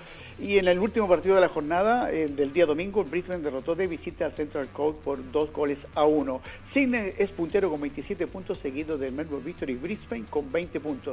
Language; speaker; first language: Spanish; native; Spanish